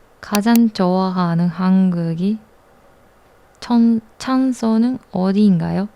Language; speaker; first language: Korean; non-native, learner; Japanese